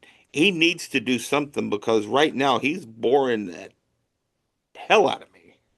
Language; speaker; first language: English; native; English